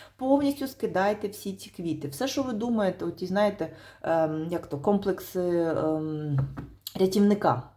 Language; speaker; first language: Ukrainian; non-native, local second language; Russian